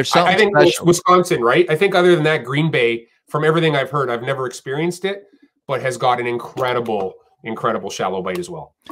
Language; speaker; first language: English; native; English